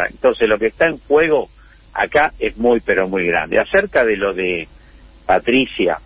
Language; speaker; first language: Spanish; native; Spanish